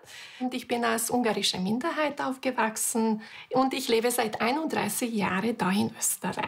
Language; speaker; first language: German; non-native, fluent; Hungarian